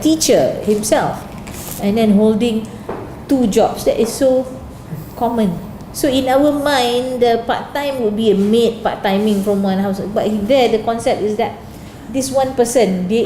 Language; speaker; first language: English; non-native, fluent; Malay